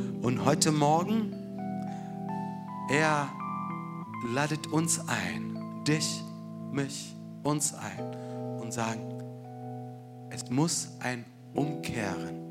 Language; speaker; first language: German; non-native, fluent; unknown